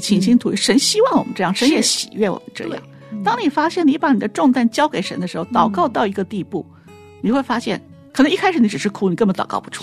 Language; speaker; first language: Chinese; native; Chinese